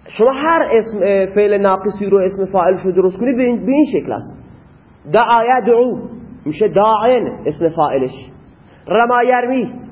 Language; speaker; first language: Persian; non-native, local second language; Baluchi